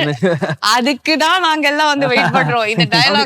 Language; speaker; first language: Tamil; native; Tamil